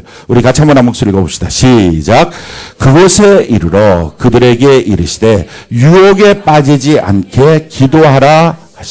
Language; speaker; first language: Korean; native; Korean